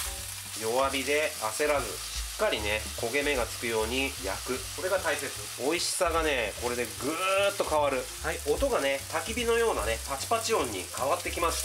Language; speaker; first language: Japanese; native; Japanese